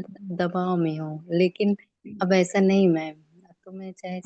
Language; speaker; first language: Hindi; native; Hindi